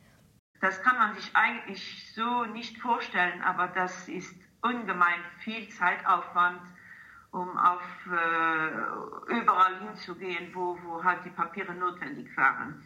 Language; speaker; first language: German; non-native, local second language; Luxembourgish